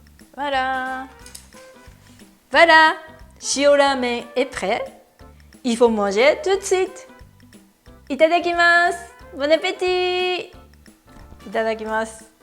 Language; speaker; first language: French; non-native, learner; Japanese